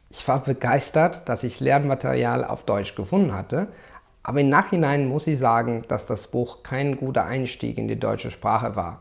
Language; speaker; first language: German; non-native, fluent; Italian